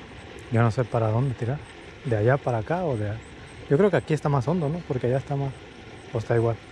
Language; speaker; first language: Spanish; native; Spanish